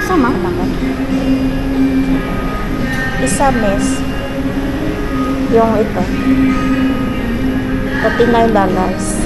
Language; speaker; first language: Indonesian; non-native, learner; Filipino